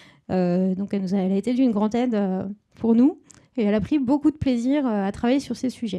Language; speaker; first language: French; native; French